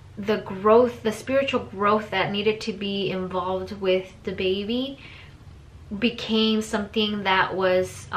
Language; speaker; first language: English; early bilingual, other home language; Spanish